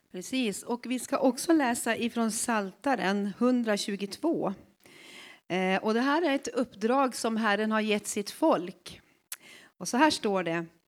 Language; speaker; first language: Swedish; native; Swedish